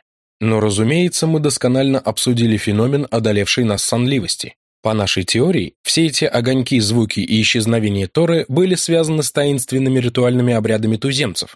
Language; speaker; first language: Russian; native; Russian